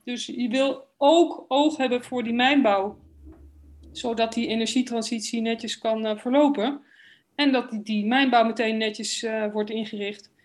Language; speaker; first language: Dutch; native; Dutch